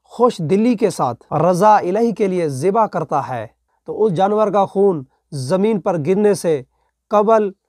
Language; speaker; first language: Urdu; non-native, local second language; Punjabi